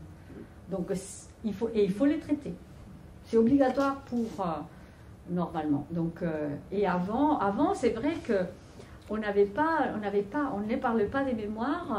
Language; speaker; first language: French; non-native, fluent; Spanish